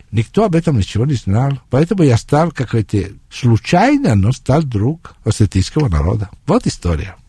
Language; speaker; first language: Russian; non-native, fluent; Italian